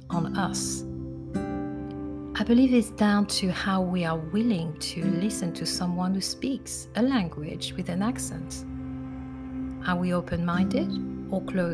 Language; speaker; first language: English; non-native, fluent; French